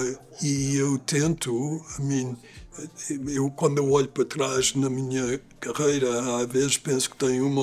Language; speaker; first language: Portuguese; early bilingual, other home language; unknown